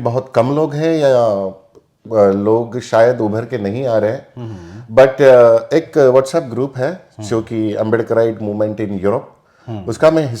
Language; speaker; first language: Hindi; native; Hindi